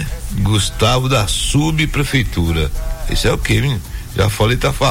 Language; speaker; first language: Portuguese; native; Portuguese